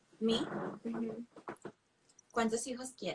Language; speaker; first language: Spanish; early bilingual, heritage; Spanish